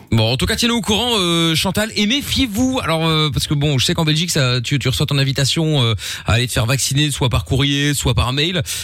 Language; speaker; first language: French; early bilingual, other home language; Portuguese